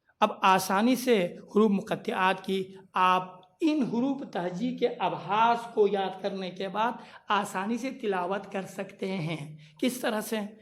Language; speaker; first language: Urdu; non-native, local second language; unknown